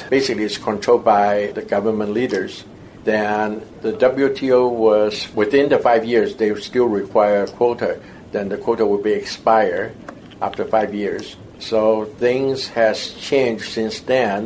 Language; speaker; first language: English; non-native, local second language; Cantonese